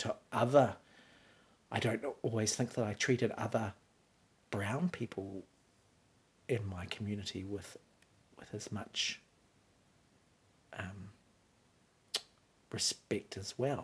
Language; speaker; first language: English; native; English